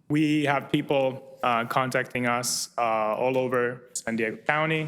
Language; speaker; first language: English; non-native, fluent; Finnish